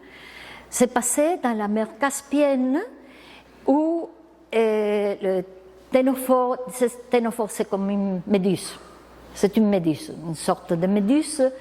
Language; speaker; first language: French; non-native, fluent; Spanish